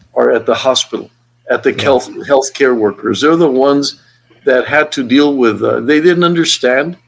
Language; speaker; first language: English; native; English